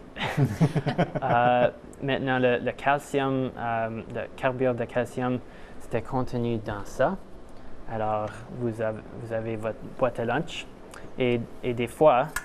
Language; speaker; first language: French; non-native, local second language; English